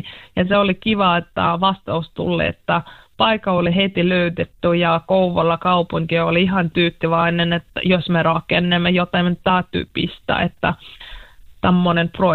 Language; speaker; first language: Finnish; non-native, fluent; Russian